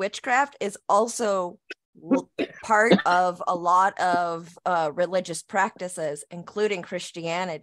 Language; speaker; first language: English; native; English